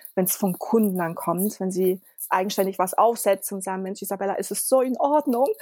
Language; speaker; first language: German; early bilingual, other home language; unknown